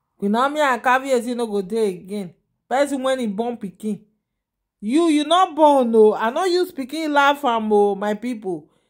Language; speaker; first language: Nigerian Pidgin; non-native, local second language; Yoruba